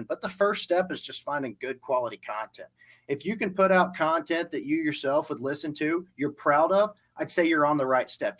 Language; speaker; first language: English; native; English